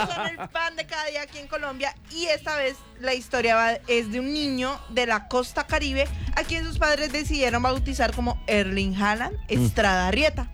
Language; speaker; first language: Spanish; native; Spanish